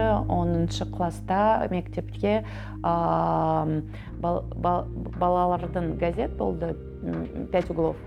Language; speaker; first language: Kazakh; early bilingual, heritage; Kazakh